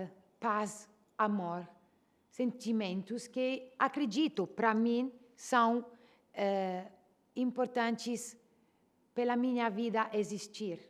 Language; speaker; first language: Portuguese; non-native, fluent; Italian